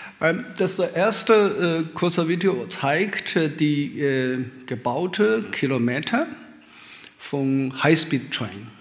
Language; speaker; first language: German; non-native, fluent; Chinese